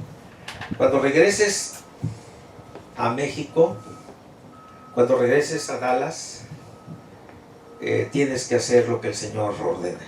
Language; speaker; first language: Spanish; native; Spanish